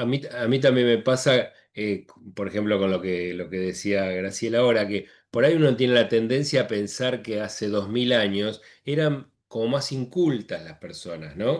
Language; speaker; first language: Spanish; native; Spanish